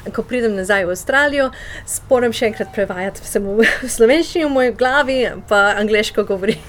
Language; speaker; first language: Slovenian; early bilingual, heritage; Slovenian